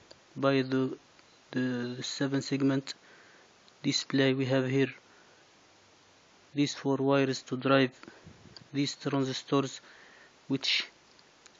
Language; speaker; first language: English; non-native, fluent; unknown